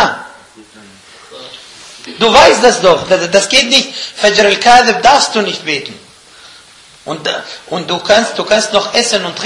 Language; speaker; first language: German; non-native, fluent; Arabic